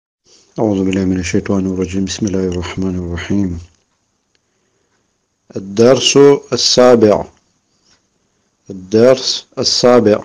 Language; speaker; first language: Arabic; non-native, fluent; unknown